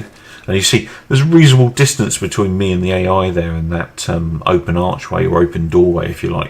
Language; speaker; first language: English; native; English